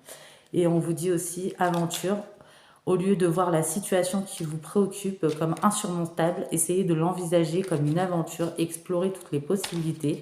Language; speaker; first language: French; native; French